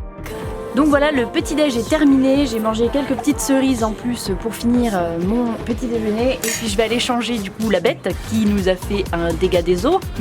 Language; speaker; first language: French; native; French